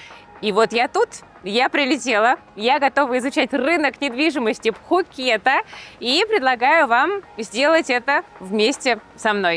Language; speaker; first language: Russian; native; Russian